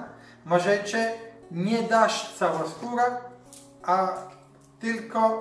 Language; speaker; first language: Polish; non-native, learner; Italian